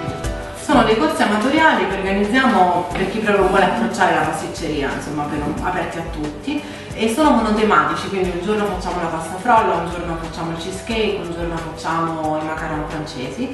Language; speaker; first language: Italian; native; Italian